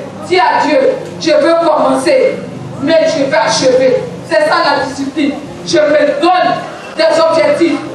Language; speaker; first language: French; non-native, local second language; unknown